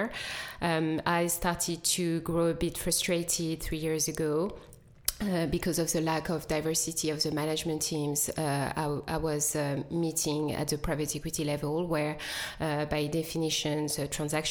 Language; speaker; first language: English; non-native, fluent; French